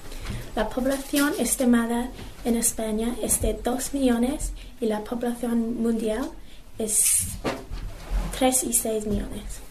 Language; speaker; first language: Spanish; non-native, learner; English